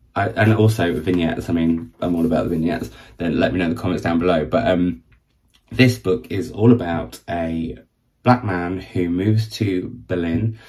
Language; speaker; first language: English; native; English